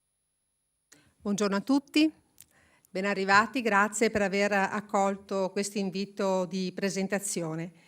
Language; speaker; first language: Italian; native; Italian